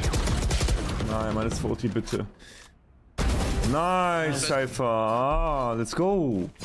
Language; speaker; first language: English; non-native, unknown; German